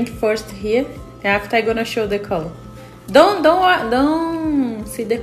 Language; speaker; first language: English; non-native, learner; Portuguese